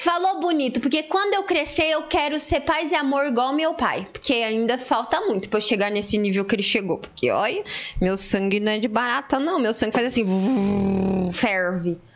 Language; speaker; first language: Portuguese; native; Portuguese